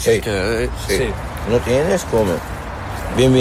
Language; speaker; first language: Spanish; non-native, learner; Arabic